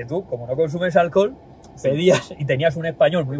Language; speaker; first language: Spanish; native; Spanish